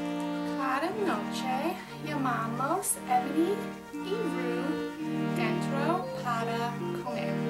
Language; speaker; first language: Spanish; non-native, learner; English